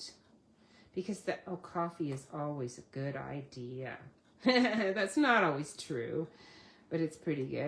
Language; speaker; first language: English; native; English